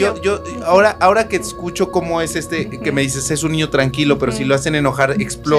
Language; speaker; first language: Spanish; native; Spanish